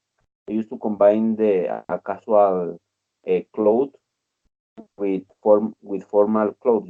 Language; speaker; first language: English; non-native, learner; Spanish